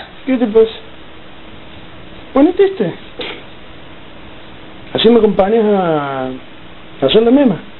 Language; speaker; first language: Spanish; native; Spanish